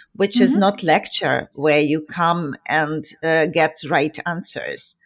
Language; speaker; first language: English; non-native, fluent; Ukrainian